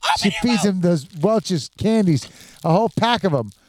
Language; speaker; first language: English; native; English